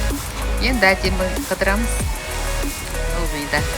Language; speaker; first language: Kazakh; native; Kazakh